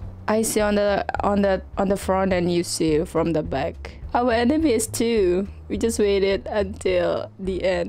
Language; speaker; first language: English; non-native, learner; Indonesian